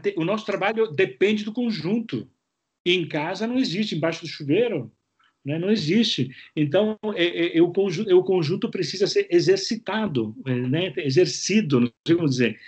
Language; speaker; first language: Portuguese; non-native, fluent; Italian